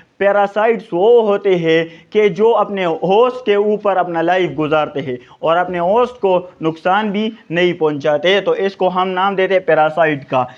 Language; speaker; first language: Urdu; non-native, local second language; Pashto